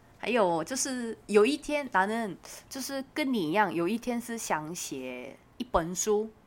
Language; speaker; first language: Chinese; non-native, fluent; Korean